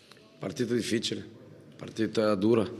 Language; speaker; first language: Italian; non-native, fluent; Portuguese